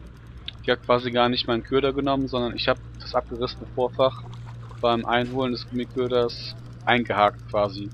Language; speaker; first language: German; native; German